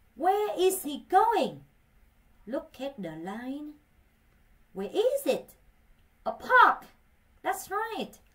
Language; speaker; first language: English; non-native, fluent; Vietnamese